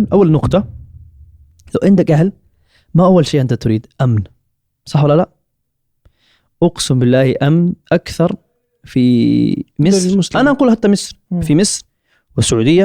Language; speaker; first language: Arabic; non-native, fluent; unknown